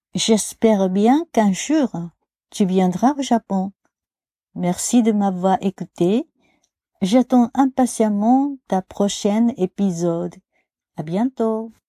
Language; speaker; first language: French; non-native, fluent; Japanese